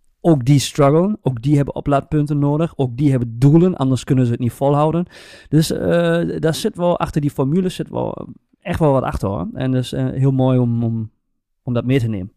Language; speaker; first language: Dutch; native; Dutch